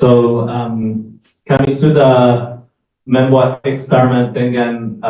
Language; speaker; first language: Indonesian; non-native, learner; English